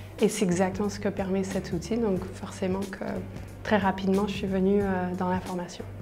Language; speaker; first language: French; non-native, fluent; English